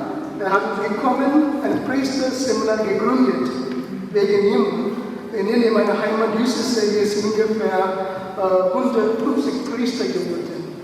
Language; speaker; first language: German; non-native, learner; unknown